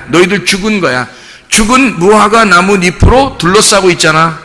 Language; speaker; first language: Korean; native; Korean